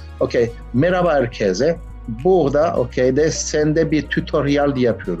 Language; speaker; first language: Turkish; non-native, learner; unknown